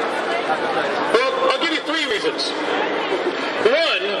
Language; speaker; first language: English; early bilingual, other home language; Persian